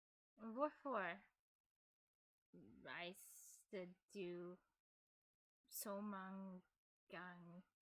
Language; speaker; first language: Danish; non-native, learner; English